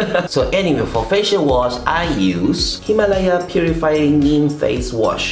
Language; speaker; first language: English; non-native, local second language; Malay